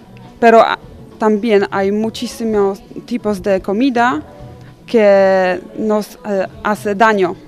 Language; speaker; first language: Spanish; non-native, fluent; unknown